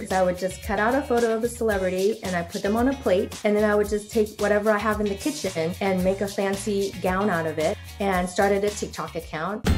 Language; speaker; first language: English; native; English